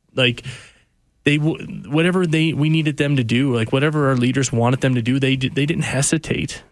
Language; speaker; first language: English; native; English